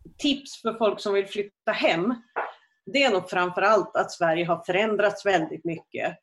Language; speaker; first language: Swedish; native; Swedish